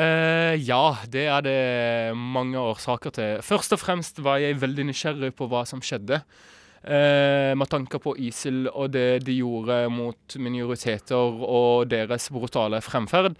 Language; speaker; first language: Norwegian; early bilingual, other home language; Arabic